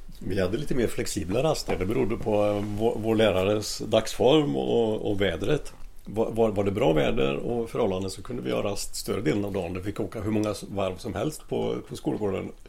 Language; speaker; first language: Swedish; native; Swedish